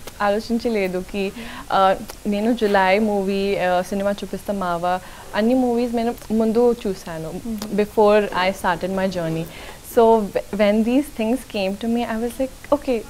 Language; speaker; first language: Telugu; non-native, local second language; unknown